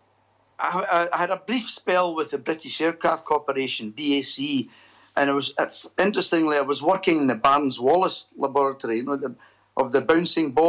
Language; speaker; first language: English; native; English